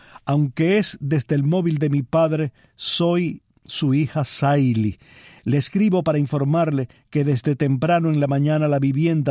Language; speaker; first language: Spanish; native; Spanish